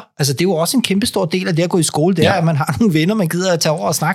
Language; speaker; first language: Danish; native; Danish